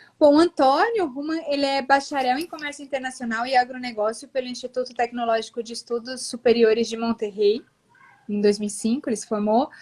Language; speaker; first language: Portuguese; native; Portuguese